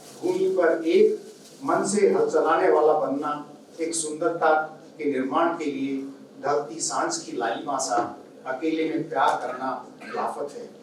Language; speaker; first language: Hindi; native; Hindi